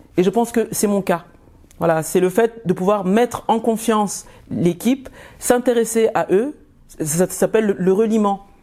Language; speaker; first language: French; early bilingual, other home language; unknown